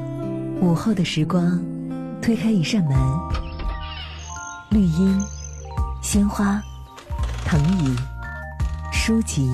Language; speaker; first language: Chinese; native; Chinese